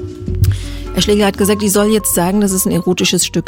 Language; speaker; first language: German; native; German